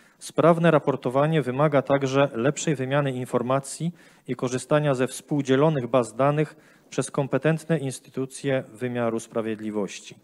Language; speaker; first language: Polish; native; Polish